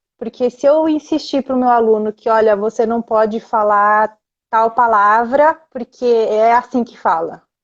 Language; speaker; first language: Portuguese; early bilingual, other home language; Spanish